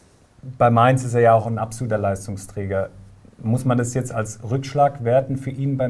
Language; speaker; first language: German; native; German